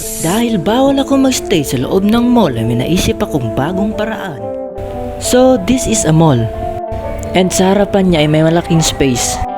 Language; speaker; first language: Filipino; non-native, local second language; Chavacano